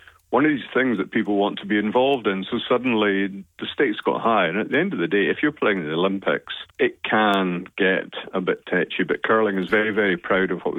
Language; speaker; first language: English; native; English